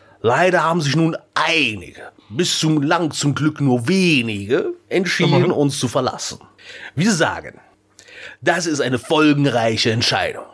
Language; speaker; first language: German; native; German